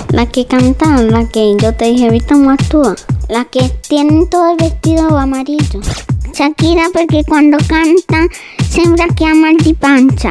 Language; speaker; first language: Italian; early bilingual, other home language; Spanish